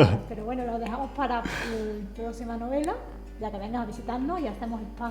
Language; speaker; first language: Spanish; native; Spanish